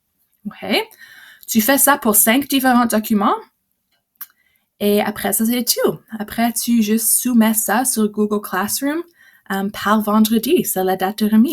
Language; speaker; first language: French; non-native, local second language; English